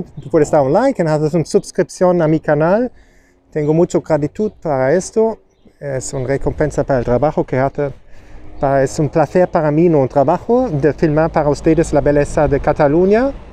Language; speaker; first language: Spanish; non-native, learner; German